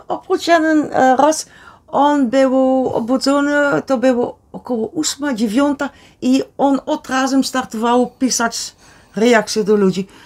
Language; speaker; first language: Polish; non-native, learner; Dutch